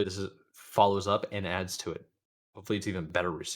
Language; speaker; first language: English; native; English